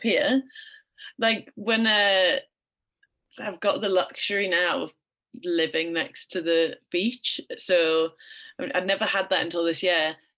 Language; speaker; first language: English; native; English